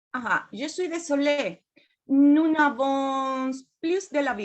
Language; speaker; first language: French; non-native, learner; Spanish